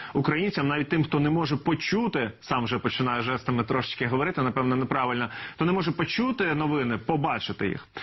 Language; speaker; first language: Ukrainian; native; Ukrainian